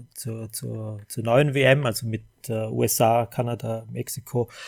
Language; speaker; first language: German; native; German